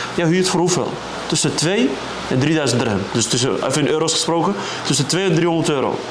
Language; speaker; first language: Dutch; early bilingual, other home language; Arabic